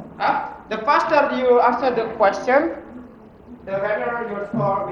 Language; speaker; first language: English; non-native, fluent; Indonesian